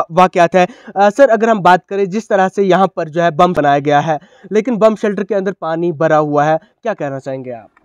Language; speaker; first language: Hindi; non-native, local second language; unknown